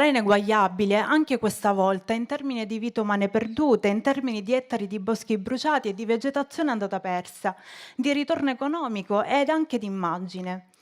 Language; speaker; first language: Italian; native; Italian